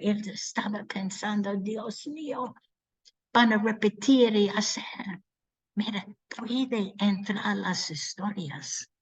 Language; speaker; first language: Spanish; non-native, learner; English